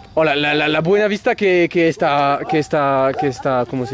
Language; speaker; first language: Spanish; non-native, learner; French